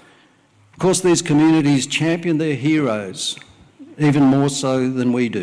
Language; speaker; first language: English; early bilingual, other home language; Welsh